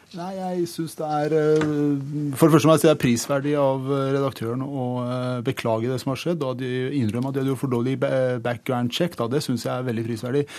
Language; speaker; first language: Norwegian; non-native, fluent; Persian